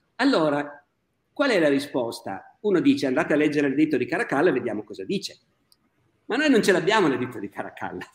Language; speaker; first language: Italian; native; Italian